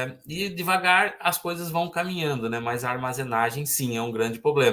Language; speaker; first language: Portuguese; native; Portuguese